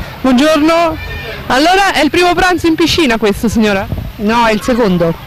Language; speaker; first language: Italian; native; Italian